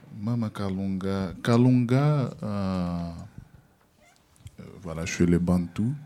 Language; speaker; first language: French; non-native, learner; Portuguese